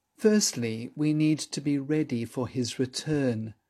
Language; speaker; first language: English; native; English